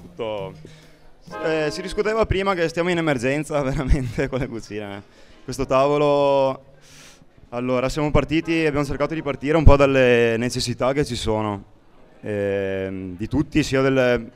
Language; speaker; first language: Italian; native; Italian